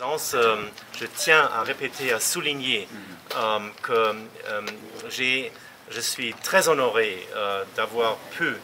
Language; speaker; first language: French; non-native, fluent; German